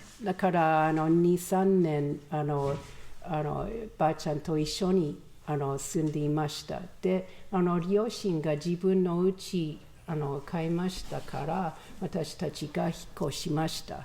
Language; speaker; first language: Japanese; non-native, learner; English